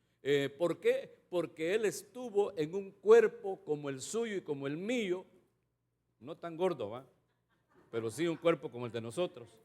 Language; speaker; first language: Spanish; native; Spanish